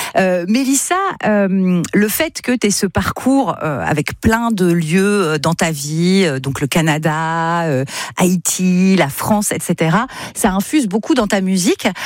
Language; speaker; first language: French; native; French